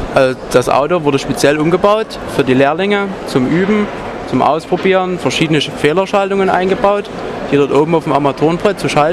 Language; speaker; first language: German; native; German